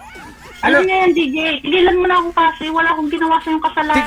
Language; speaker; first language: Filipino; native; Filipino